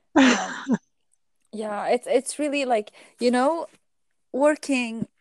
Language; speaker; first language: English; non-native, fluent; Arabic